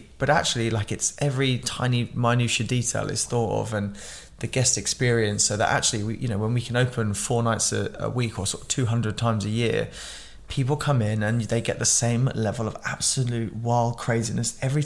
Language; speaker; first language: English; native; English